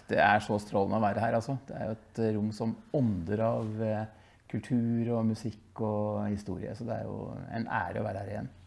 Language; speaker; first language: Norwegian; early bilingual, other home language; Dutch